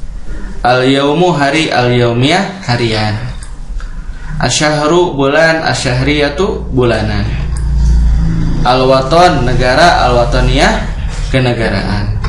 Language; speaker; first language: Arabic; non-native, fluent; Indonesian